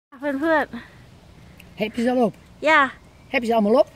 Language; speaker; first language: Dutch; native; Dutch